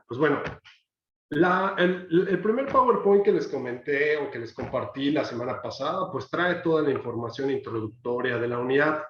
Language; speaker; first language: Spanish; native; Spanish